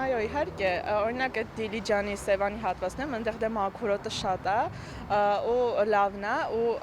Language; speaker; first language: Armenian; native; Armenian